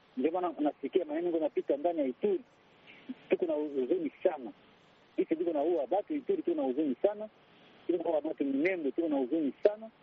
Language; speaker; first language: Swahili; non-native, local second language; Kinyarwanda